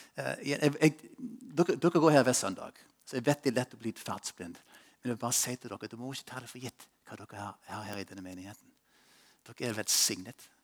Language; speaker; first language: Norwegian; non-native, fluent; English